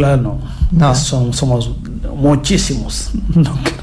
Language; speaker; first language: Catalan; non-native, fluent; Fula